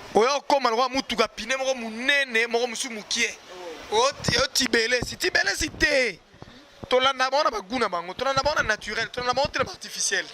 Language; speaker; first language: Lingala; native; Lingala